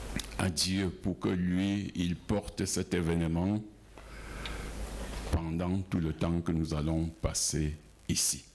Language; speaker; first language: French; non-native, local second language; Ghomala